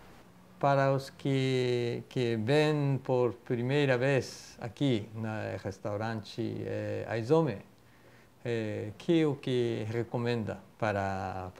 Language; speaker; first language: Portuguese; non-native, fluent; Japanese